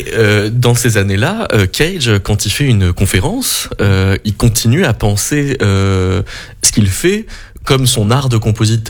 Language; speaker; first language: French; native; French